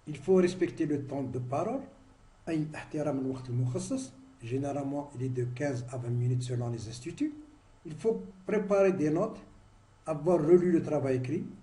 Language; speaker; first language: French; non-native, local second language; Arabic